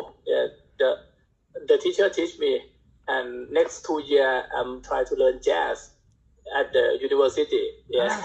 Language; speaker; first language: English; non-native, learner; Thai